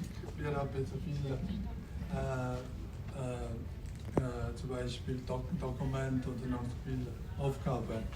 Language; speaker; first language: German; non-native, learner; Tibetan